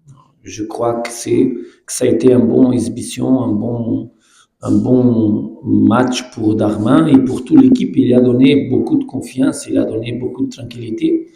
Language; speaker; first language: French; non-native, learner; Portuguese